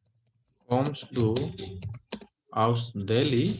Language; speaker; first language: German; non-native, fluent; Hindi